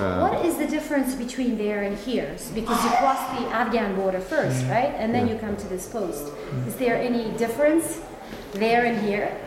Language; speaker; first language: English; non-native, fluent; Uzbek